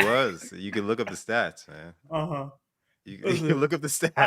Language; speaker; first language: English; native; English